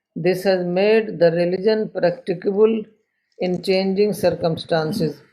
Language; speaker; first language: English; non-native, local second language; Urdu